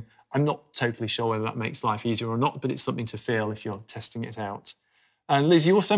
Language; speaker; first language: English; native; English